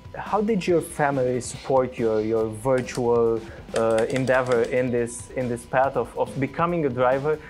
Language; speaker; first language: English; non-native, fluent; Romanian